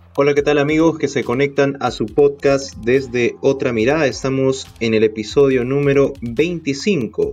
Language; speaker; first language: Spanish; native; Spanish